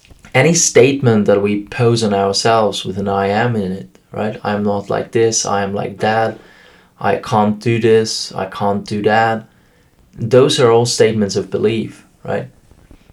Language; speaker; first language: English; non-native, fluent; German